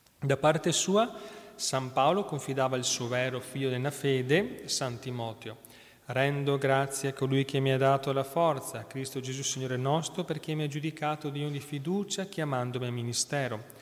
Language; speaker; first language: Italian; native; Italian